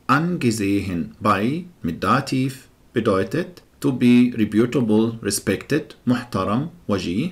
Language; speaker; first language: German; non-native, fluent; Arabic